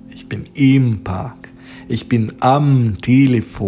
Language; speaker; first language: German; non-native, fluent; Portuguese